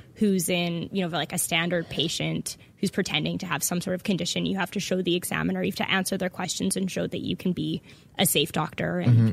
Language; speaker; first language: English; native; English